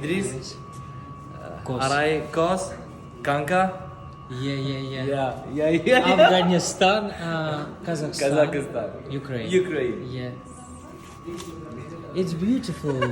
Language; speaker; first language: English; non-native, learner; Ukrainian